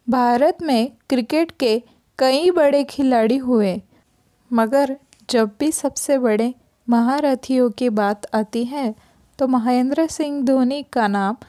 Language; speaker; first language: Hindi; non-native, local second language; Marathi